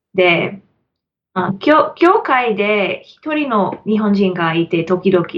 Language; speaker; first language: Japanese; non-native, learner; English